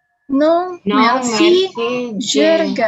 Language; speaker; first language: French; non-native, learner; Indonesian